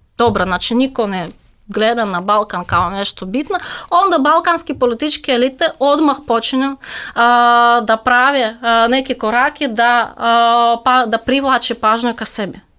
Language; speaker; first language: Serbian; non-native, fluent; Russian